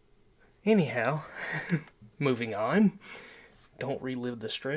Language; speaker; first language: English; native; English